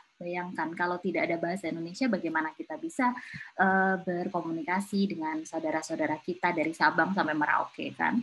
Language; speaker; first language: Indonesian; native; Indonesian